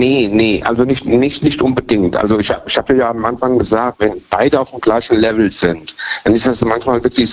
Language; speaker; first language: German; native; German